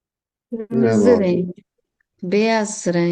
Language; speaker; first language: Turkish; non-native, learner; Uzbek